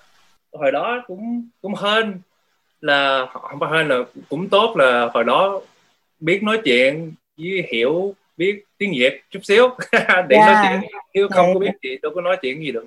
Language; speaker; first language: Vietnamese; early bilingual, heritage; Vietnamese